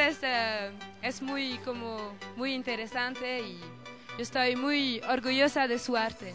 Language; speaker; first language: Spanish; non-native, learner; French